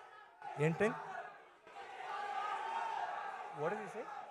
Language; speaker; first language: Telugu; non-native, learner; Tamil